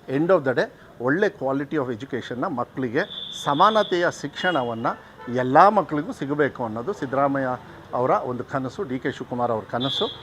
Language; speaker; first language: Kannada; native; Kannada